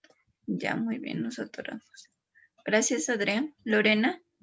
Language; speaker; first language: Spanish; native; Spanish